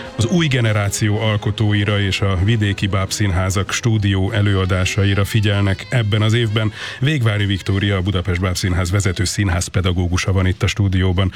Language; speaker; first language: Hungarian; native; Hungarian